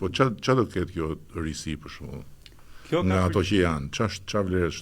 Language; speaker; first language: Albanian; native; Albanian